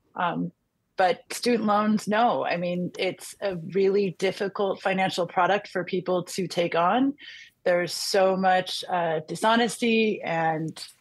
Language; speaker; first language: English; native; English